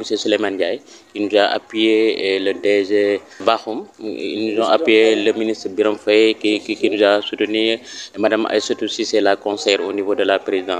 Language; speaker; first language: French; non-native, local second language; Wolof